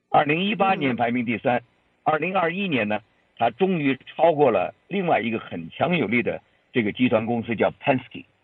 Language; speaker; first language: Chinese; native; Chinese